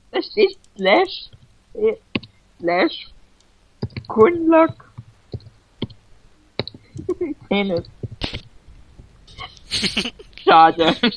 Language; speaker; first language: German; native; German